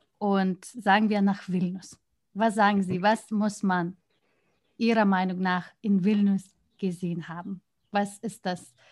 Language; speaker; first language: German; non-native, fluent; Lithuanian